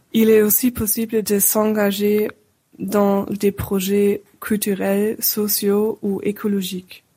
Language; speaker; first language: French; non-native, fluent; German